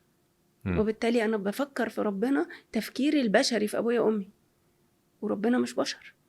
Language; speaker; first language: Arabic; native; Arabic